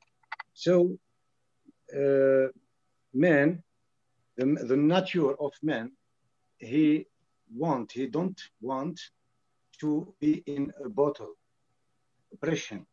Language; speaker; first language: English; non-native, learner; French